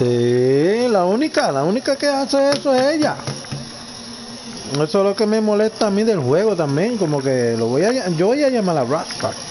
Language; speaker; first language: Spanish; native; Spanish